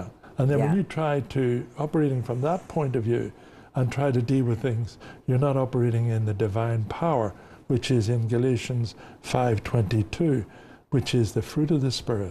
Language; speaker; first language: English; native; English